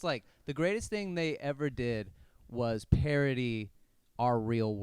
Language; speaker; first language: English; native; English